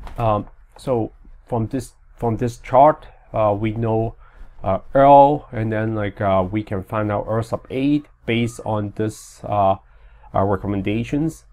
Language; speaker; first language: English; non-native, fluent; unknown